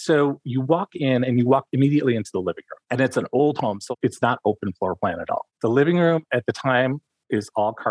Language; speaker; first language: English; native; English